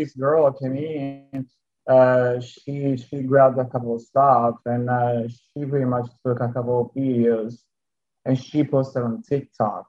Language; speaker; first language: English; non-native, fluent; Italian